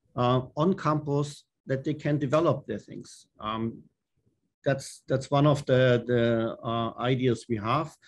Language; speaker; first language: English; non-native, fluent; German